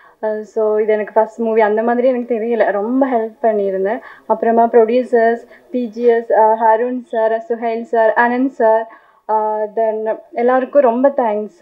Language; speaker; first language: Tamil; non-native, learner; Malayalam